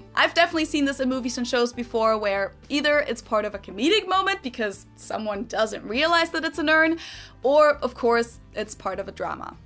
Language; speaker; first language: English; non-native, fluent; German